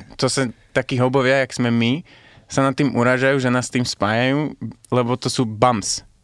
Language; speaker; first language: Slovak; early bilingual, heritage; Arabic